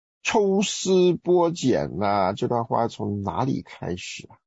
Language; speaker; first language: Chinese; native; Chinese